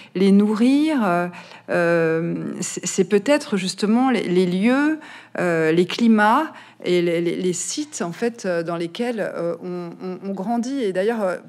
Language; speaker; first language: French; native; French